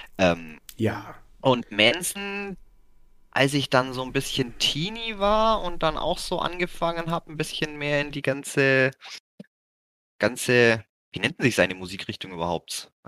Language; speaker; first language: German; native; German